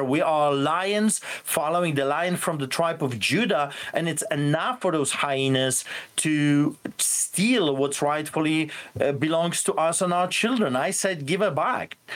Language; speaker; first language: English; non-native, fluent; Polish